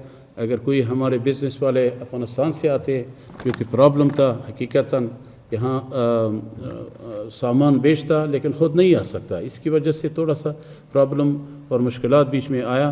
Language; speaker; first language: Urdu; non-native, fluent; Persian